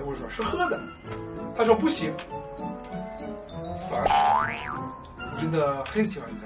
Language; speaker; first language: Chinese; non-native, learner; Italian